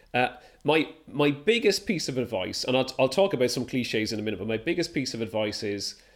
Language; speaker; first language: English; native; English